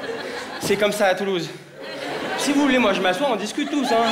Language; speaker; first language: French; native; French